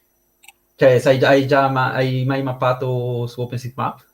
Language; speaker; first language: Italian; native; Italian